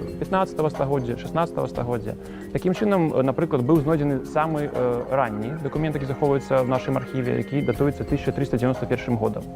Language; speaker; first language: Belarusian; native; Belarusian